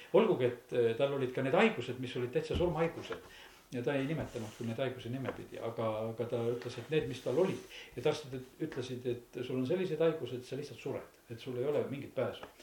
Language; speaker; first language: Estonian; native; Estonian